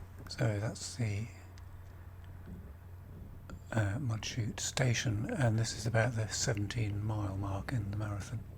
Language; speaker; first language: English; native; English